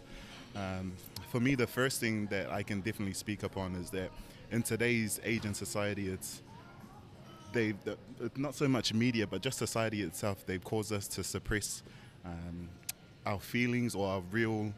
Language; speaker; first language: English; early bilingual, other home language; Tongan